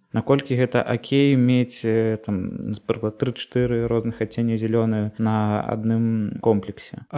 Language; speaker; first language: Belarusian; native; Belarusian